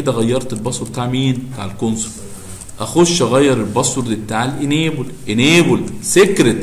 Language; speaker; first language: Arabic; native; Arabic